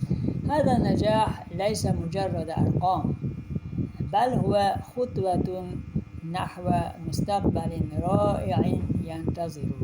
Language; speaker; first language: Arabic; non-native, fluent; Uzbek